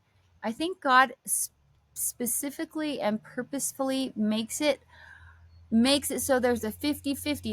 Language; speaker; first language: English; native; English